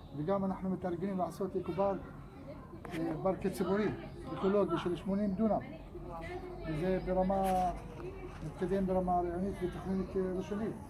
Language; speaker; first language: Hebrew; non-native, local second language; Arabic